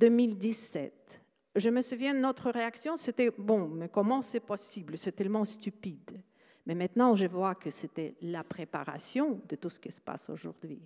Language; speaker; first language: French; non-native, fluent; Ukrainian